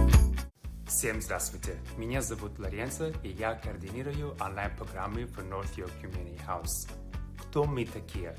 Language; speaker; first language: Russian; non-native, fluent; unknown